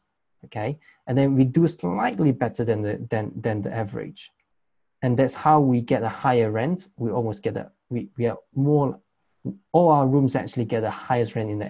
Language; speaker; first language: English; non-native, local second language; Chinese